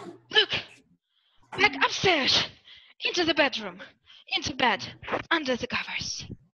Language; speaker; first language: English; non-native, fluent; Russian